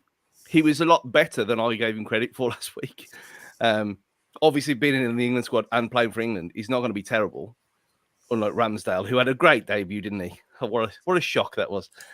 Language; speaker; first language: English; native; English